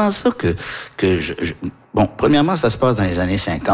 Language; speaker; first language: French; early bilingual, heritage; French